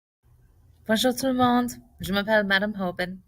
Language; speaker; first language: French; non-native, fluent; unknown